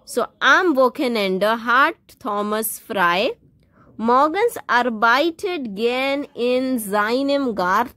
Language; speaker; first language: German; non-native, fluent; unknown